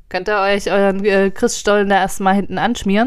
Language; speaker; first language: German; native; German